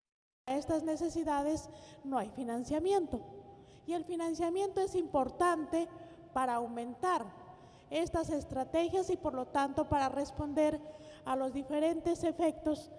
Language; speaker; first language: Spanish; native; Spanish